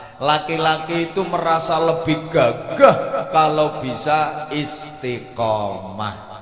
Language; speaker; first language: Indonesian; non-native, local second language; Javanese